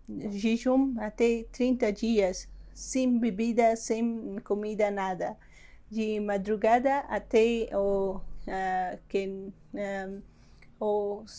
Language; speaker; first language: Portuguese; non-native, learner; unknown